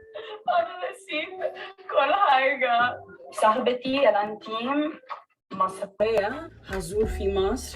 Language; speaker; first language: Arabic; non-native, learner; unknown